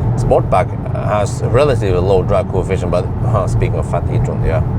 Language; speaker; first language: English; non-native, fluent; Norwegian